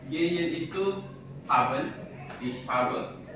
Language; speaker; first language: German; non-native, learner; Indonesian